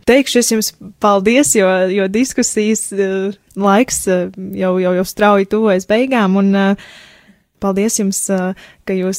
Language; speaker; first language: Latvian; native; Latvian